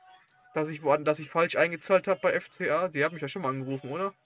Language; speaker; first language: German; native; German